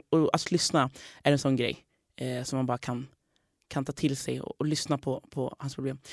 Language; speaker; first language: Swedish; non-native, fluent; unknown